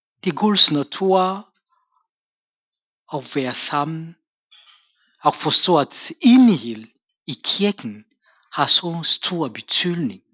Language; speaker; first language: Danish; non-native, fluent; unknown